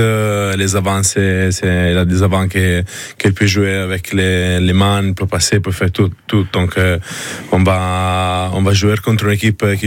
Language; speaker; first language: French; non-native, learner; Italian